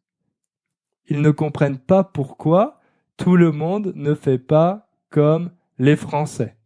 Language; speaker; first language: French; native; French